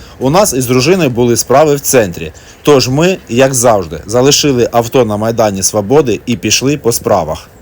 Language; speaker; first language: Ukrainian; native; Ukrainian